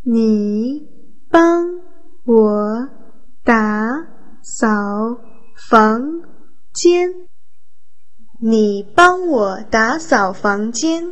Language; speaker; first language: Chinese; non-native, fluent; Vietnamese